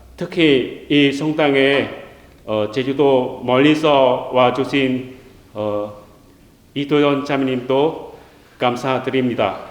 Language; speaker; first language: Korean; non-native, learner; Vietnamese